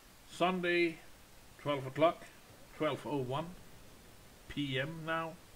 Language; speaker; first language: English; non-native, fluent; Danish